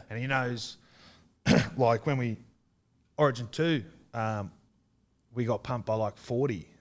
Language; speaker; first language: English; native; English